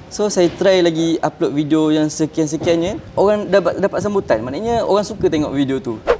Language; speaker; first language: Malay; native; Malay